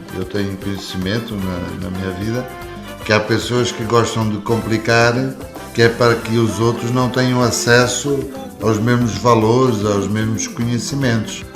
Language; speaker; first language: Portuguese; native; Portuguese